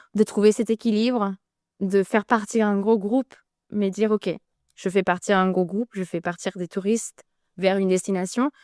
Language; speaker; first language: French; non-native, fluent; Spanish